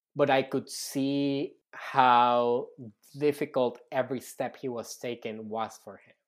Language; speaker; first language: English; non-native, fluent; Spanish